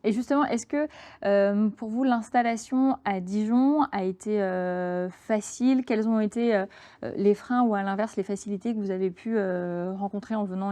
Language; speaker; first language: French; native; French